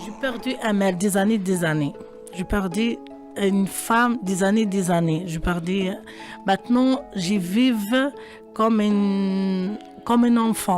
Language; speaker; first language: French; non-native, learner; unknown